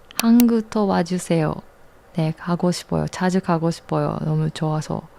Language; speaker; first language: Korean; non-native, learner; Japanese